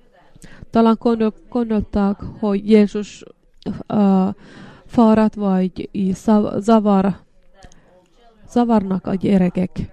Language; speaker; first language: Hungarian; non-native, learner; Finnish